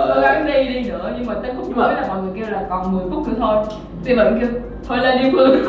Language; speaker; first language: Vietnamese; native; Vietnamese